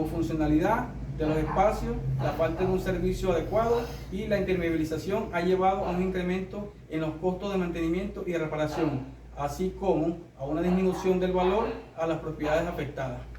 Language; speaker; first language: Spanish; native; Spanish